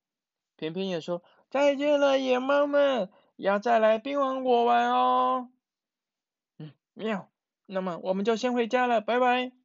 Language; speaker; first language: Chinese; native; Chinese